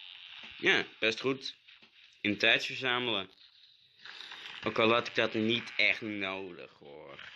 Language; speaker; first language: Dutch; native; Dutch